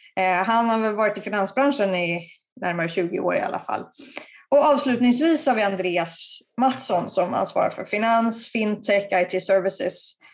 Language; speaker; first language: Swedish; native; Swedish